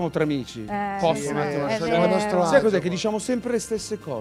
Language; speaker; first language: Italian; native; Italian